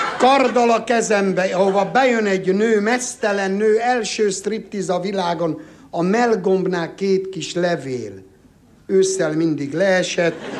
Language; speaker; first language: Hungarian; native; Hungarian